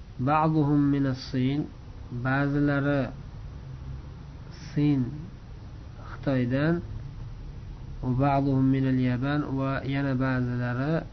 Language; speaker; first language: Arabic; non-native, fluent; Uzbek